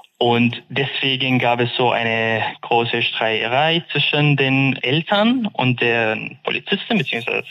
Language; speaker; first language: German; non-native, fluent; Arabic